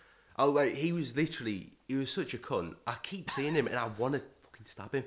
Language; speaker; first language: English; native; English